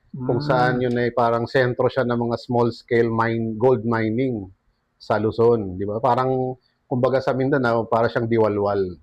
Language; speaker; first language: Filipino; non-native, local second language; Bikol